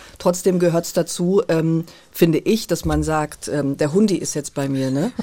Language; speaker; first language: German; native; German